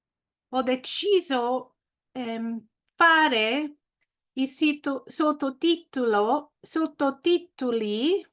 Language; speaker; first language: Italian; non-native, learner; English